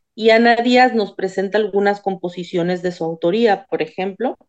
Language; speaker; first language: Spanish; non-native, local second language; Zapotec